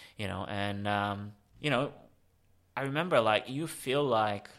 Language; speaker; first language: English; early bilingual, other home language; Romanian